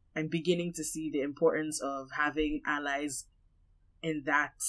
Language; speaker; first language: English; non-native, local second language; Yoruba